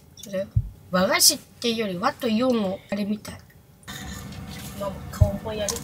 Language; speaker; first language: Japanese; native; Japanese